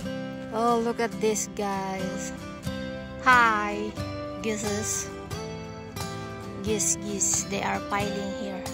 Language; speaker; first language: English; non-native, learner; Filipino